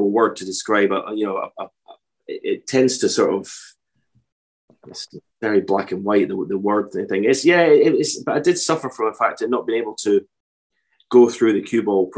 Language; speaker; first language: English; native; English